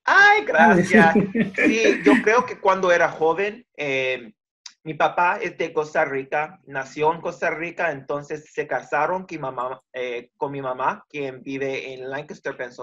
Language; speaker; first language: Spanish; early bilingual, heritage; Spanish